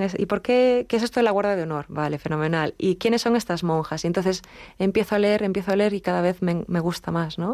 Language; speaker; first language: Spanish; native; Spanish